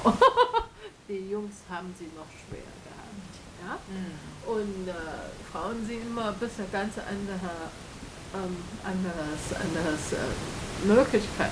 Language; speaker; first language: German; non-native, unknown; Chinese